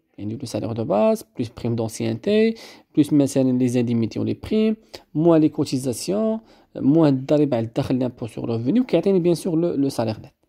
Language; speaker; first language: French; non-native, local second language; Arabic